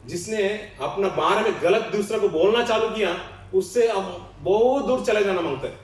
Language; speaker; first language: Hindi; non-native, local second language; Telugu